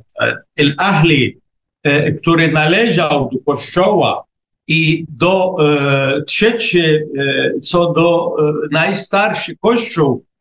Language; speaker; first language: Polish; non-native, fluent; Arabic